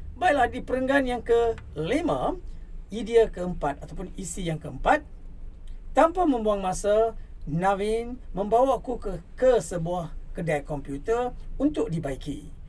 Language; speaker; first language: Malay; non-native, local second language; Tamil